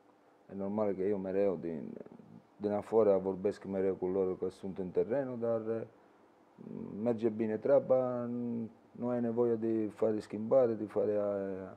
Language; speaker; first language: Romanian; non-native, learner; Italian